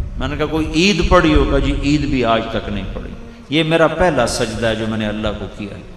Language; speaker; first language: Urdu; non-native, local second language; Punjabi